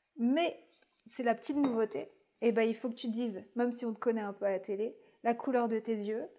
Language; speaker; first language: French; native; French